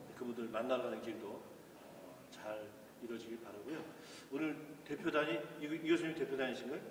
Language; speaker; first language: Korean; native; Korean